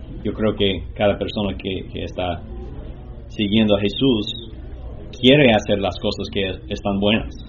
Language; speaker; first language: Spanish; non-native, learner; English